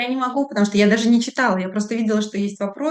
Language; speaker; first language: Russian; native; Russian